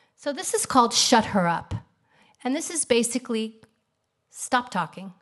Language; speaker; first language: English; native; English